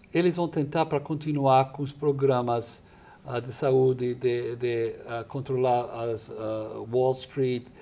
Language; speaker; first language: Portuguese; non-native, fluent; English